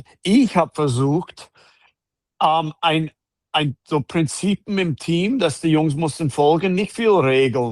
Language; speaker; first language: German; non-native, fluent; English